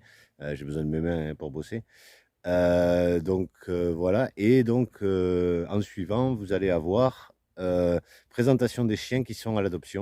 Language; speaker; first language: French; native; French